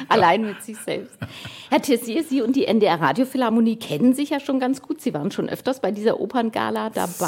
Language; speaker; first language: German; native; German